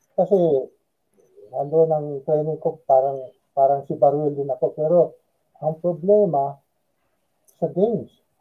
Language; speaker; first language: Filipino; non-native, local second language; Cebuano